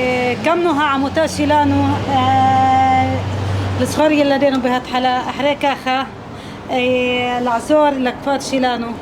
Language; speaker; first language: Hebrew; non-native, local second language; Arabic